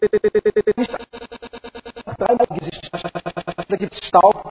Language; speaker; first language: German; non-native, learner; Arabic